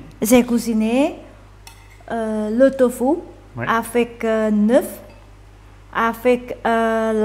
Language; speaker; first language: French; non-native, learner; Indonesian